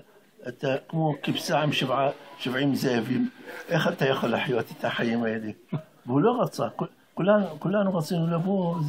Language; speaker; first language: Hebrew; non-native, fluent; Arabic